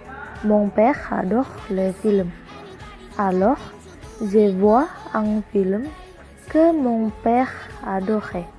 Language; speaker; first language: French; non-native, learner; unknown